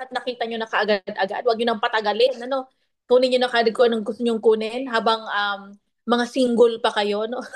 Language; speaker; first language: Filipino; non-native, local second language; Bikol